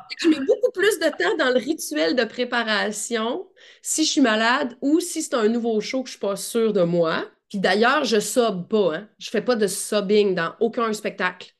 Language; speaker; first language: French; native; French